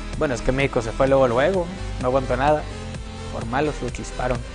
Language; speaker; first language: Spanish; native; Spanish